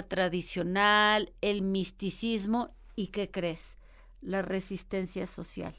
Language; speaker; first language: Spanish; native; Spanish